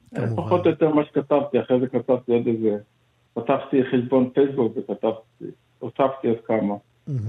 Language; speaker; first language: Hebrew; native; Hebrew